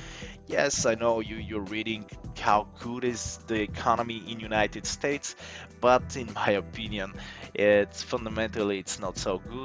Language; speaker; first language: English; non-native, fluent; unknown